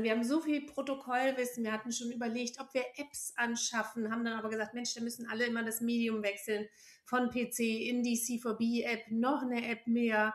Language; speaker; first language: German; native; German